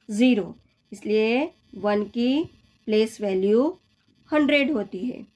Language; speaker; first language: Hindi; non-native, local second language; Gujarati